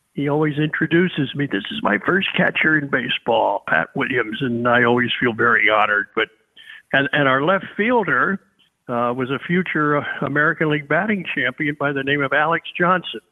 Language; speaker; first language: English; native; English